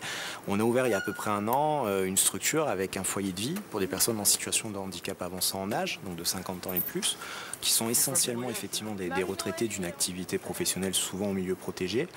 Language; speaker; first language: French; native; French